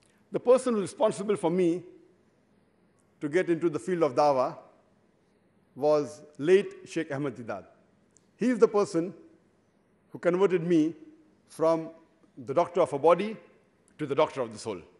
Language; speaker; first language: English; non-native, local second language; Urdu